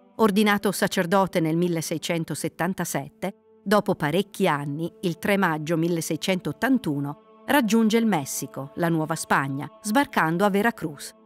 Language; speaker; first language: Italian; native; Italian